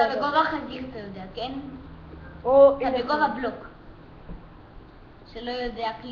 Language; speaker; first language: Hebrew; early bilingual, other home language; Russian